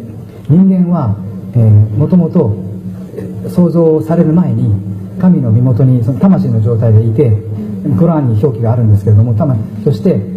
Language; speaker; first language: Japanese; native; Japanese